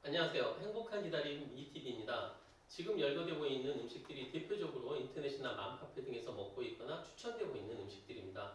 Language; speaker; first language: Korean; native; Korean